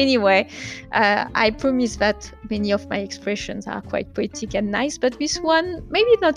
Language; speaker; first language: English; non-native, fluent; French